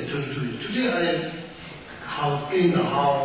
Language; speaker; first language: Russian; non-native, learner; Tibetan